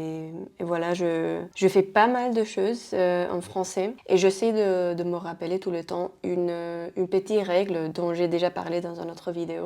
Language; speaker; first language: French; non-native, fluent; Spanish